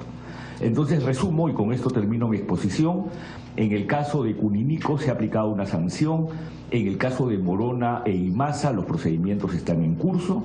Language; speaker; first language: Spanish; native; Spanish